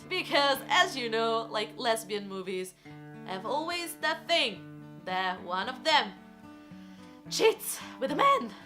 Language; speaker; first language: English; non-native, fluent; Italian